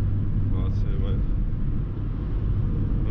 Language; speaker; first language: French; native; French